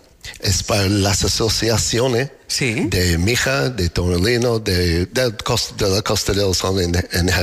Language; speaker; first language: Spanish; non-native, learner; English